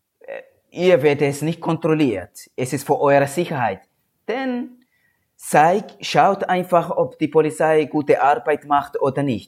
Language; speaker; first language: German; non-native, learner; Swahili